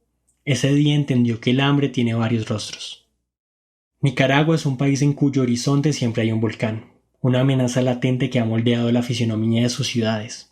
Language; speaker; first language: Spanish; native; Spanish